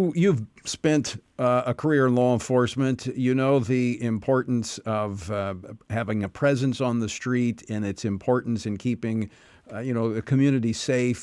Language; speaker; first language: English; native; English